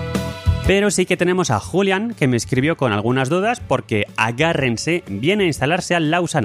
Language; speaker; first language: Spanish; native; Spanish